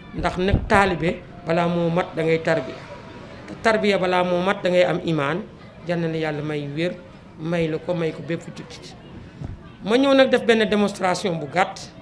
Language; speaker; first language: Wolof; native; Wolof